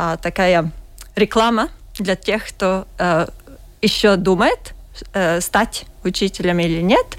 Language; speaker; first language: Russian; non-native, learner; Latvian